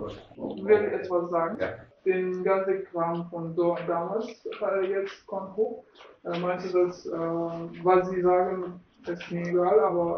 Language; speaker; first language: German; non-native, learner; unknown